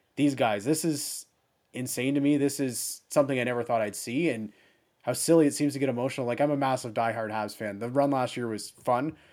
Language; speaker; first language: English; early bilingual, other home language; German